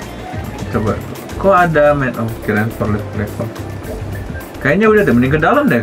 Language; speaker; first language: Indonesian; native; Indonesian